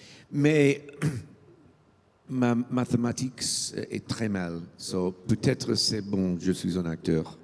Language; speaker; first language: French; non-native, learner; English